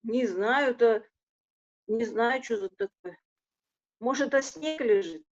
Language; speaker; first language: Russian; non-native, local second language; Kazakh